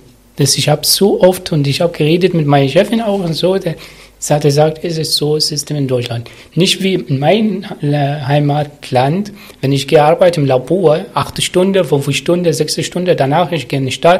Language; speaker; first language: German; non-native, learner; Arabic